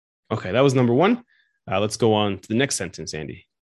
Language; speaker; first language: English; native; English